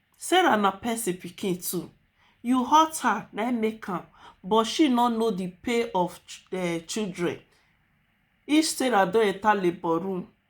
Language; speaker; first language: Nigerian Pidgin; native; Nigerian Pidgin